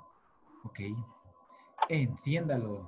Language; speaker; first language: Spanish; native; Spanish